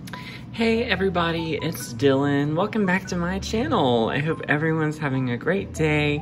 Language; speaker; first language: English; native; English